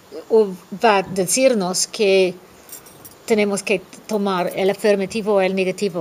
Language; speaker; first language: Spanish; non-native, fluent; English